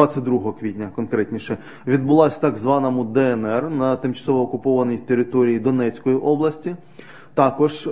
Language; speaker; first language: Ukrainian; native; Ukrainian